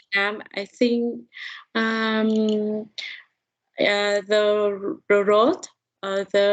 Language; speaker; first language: English; non-native, learner; Vietnamese